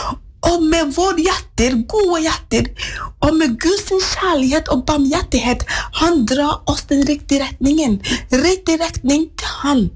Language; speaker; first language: Norwegian; non-native, fluent; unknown